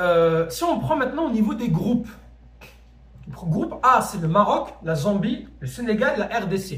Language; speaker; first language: French; native; French